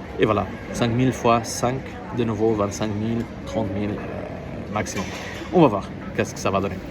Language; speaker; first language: French; non-native, learner; Portuguese